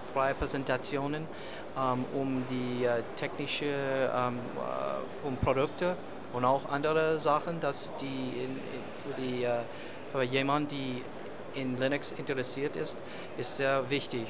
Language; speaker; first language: German; non-native, learner; English